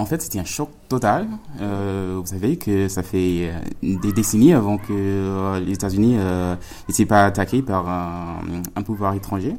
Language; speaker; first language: French; non-native, fluent; English